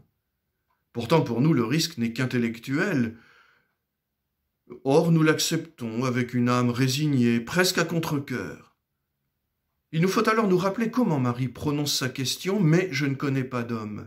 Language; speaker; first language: French; native; French